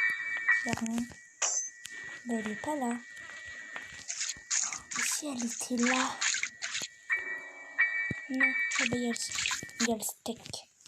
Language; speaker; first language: French; native; French